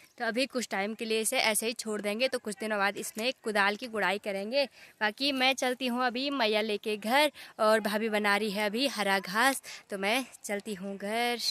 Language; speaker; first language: Hindi; non-native, local second language; Garhwali